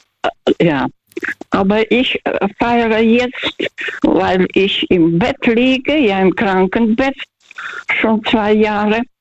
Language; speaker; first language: German; non-native, fluent; Russian